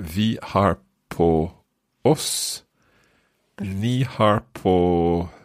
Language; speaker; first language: Swedish; non-native, learner; English